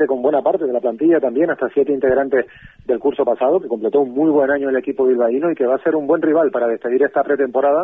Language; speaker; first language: Spanish; native; Spanish